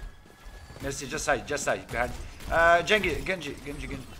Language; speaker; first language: English; non-native, learner; Bosnian